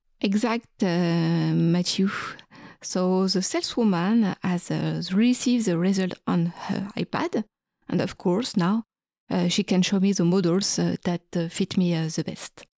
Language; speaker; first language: English; non-native, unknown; French